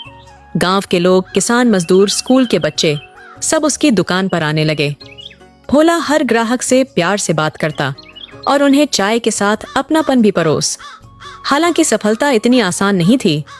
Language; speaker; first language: Hindi; native; Hindi